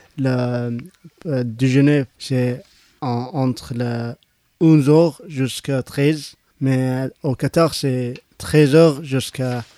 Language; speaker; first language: French; non-native, learner; Arabic